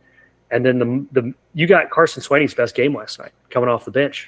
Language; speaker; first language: English; native; English